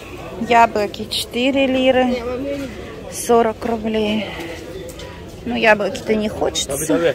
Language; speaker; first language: Russian; native; Russian